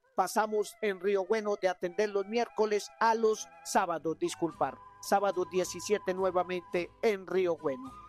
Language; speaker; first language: Spanish; non-native, learner; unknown